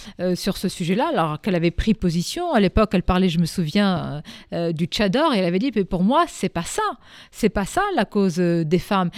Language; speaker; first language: French; non-native, local second language; Arabic